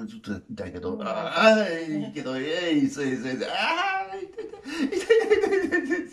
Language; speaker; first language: Japanese; native; Japanese